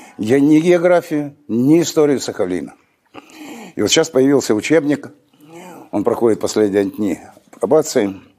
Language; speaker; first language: Russian; native; Russian